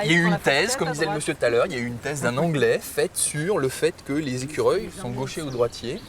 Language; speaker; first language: French; native; French